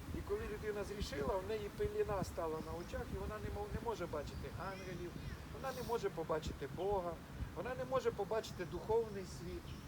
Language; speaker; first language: Ukrainian; native; Ukrainian